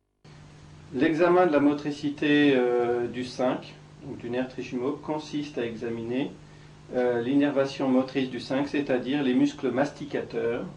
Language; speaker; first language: French; native; French